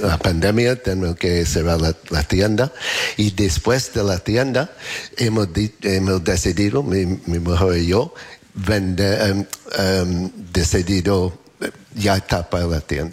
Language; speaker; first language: Spanish; non-native, learner; English